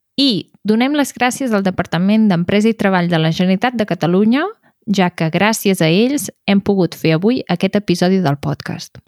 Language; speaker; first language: Catalan; native; Catalan